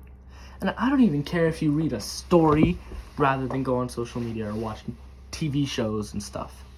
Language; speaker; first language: English; native; English